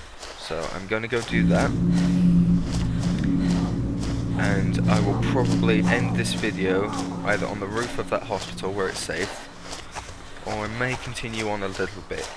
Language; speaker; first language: English; native; English